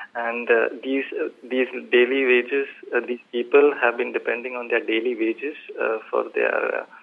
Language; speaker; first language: English; non-native, local second language; Malayalam